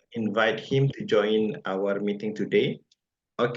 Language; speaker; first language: English; non-native, fluent; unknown